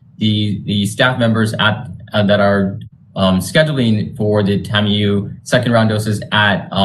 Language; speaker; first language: English; native; English